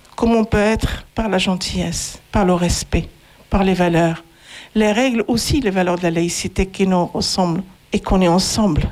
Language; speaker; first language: French; non-native, fluent; Arabic